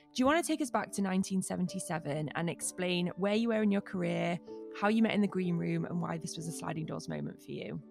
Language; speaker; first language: English; native; English